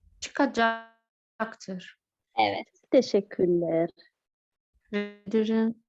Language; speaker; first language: Turkish; non-native, learner; Arabic